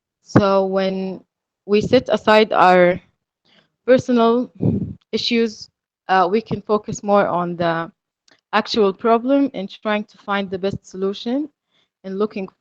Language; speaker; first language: English; non-native, fluent; Arabic